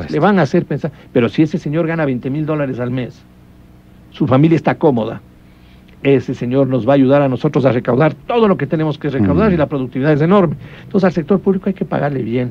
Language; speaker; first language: Spanish; native; Spanish